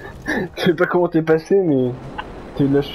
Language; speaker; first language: French; native; French